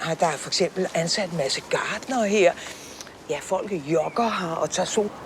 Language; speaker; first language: Danish; native; Danish